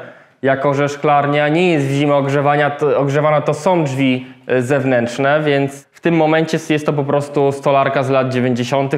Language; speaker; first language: Polish; native; Polish